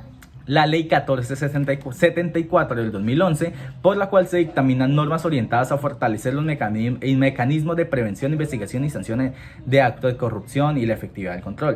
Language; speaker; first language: Spanish; native; Spanish